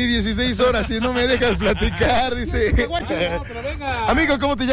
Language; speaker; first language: Spanish; native; Spanish